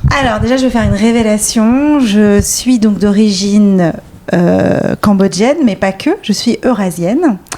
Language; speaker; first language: French; native; French